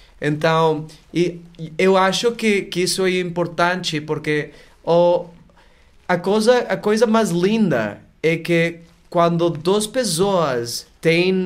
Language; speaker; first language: Portuguese; non-native, learner; Spanish